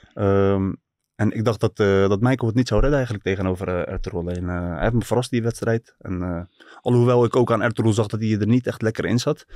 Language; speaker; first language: Dutch; early bilingual, other home language; Turkish